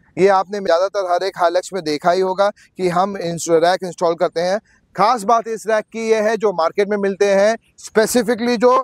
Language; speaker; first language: Hindi; native; Hindi